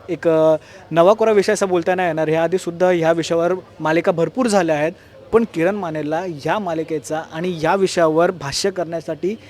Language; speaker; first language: Marathi; native; Marathi